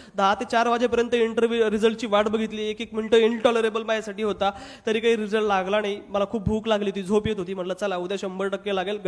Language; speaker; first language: Marathi; non-native, local second language; Hindi